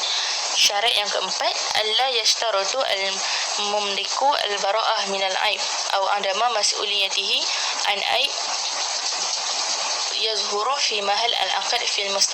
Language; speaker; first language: Arabic; non-native, learner; Malay